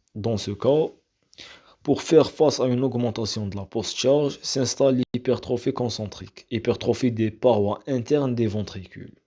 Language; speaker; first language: French; non-native, local second language; Arabic